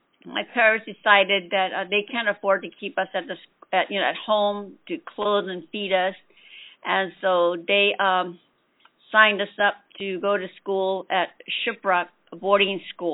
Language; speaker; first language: English; early bilingual, other home language; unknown